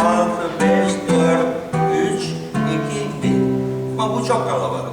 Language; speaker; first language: Turkish; non-native, learner; Spanish